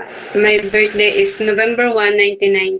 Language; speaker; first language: English; non-native, learner; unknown